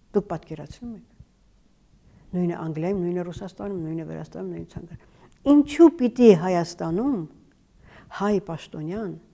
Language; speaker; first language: Armenian; native; Armenian